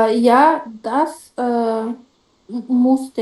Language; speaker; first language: German; non-native, learner; Macedonian